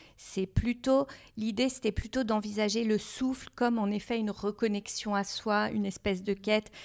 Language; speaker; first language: French; native; French